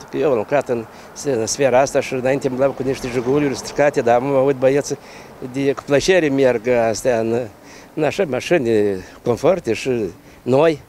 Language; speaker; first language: Romanian; non-native, local second language; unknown